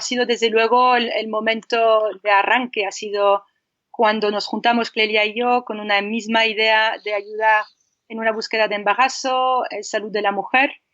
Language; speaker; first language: Spanish; non-native, fluent; French